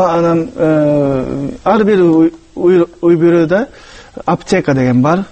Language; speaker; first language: Kyrgyz; non-native, learner; Japanese